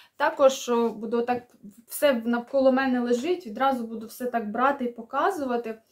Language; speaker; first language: Ukrainian; non-native, local second language; Russian